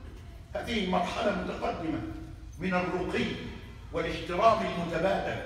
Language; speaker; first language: Arabic; native; Arabic